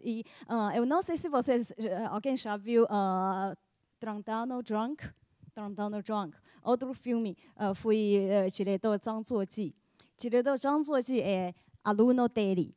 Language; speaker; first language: Portuguese; non-native, learner; Chinese